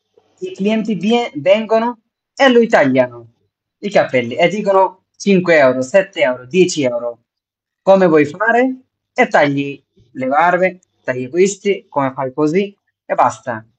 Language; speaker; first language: Italian; non-native, fluent; Bangla